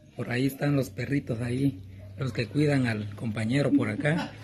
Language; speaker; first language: Spanish; native; Spanish